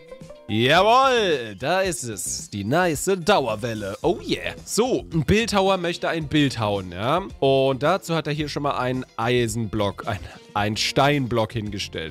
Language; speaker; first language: German; native; German